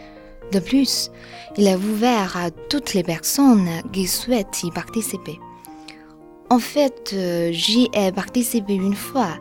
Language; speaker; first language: French; non-native, learner; Chinese